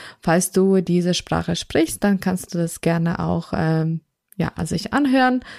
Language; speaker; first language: German; non-native, fluent; Ukrainian